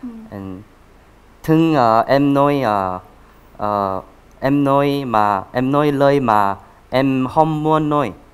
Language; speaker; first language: Vietnamese; non-native, learner; Korean